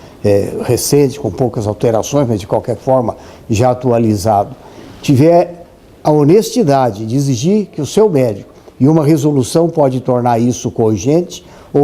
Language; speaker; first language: Portuguese; native; Portuguese